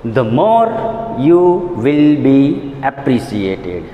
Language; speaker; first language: English; non-native, local second language; Gujarati